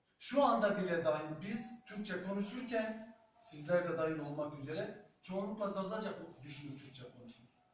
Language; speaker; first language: Turkish; non-native, local second language; Zaza